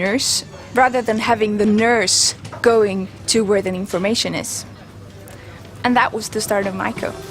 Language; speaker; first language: English; non-native, fluent; Swedish